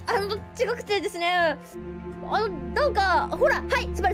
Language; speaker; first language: Japanese; native; Japanese